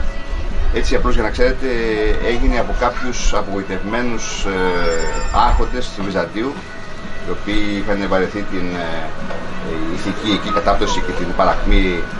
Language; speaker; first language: Greek; native; Greek